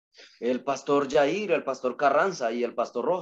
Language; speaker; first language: Spanish; native; Spanish